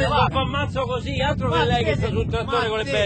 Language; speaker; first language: Italian; native; Italian